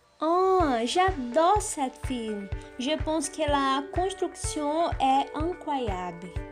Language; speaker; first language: French; non-native, learner; Portuguese